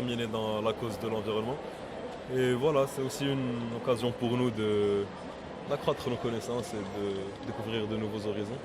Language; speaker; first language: French; non-native, local second language; Arabic